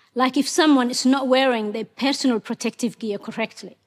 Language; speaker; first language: English; non-native, fluent; Somali